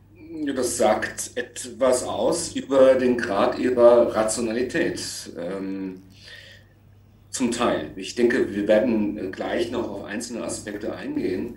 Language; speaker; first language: German; native; German